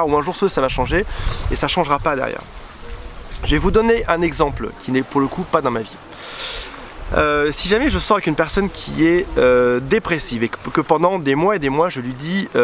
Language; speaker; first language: French; native; French